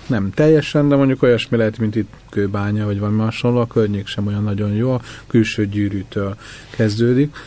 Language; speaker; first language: Hungarian; native; Hungarian